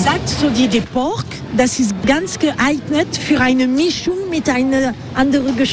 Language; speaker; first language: German; non-native, learner; French